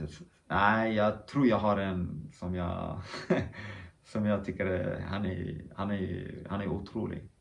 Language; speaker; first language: Swedish; early bilingual, other home language; Kurdish